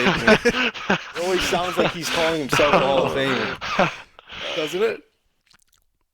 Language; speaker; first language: English; native; English